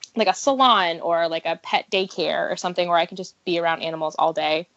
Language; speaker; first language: English; native; English